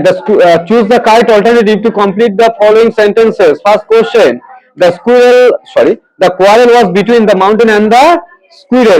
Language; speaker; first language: English; non-native, local second language; Bangla